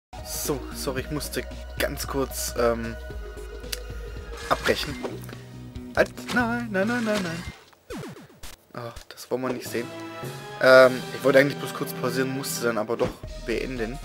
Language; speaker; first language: German; native; German